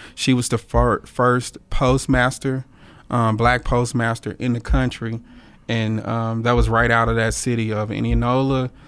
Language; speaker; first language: English; native; English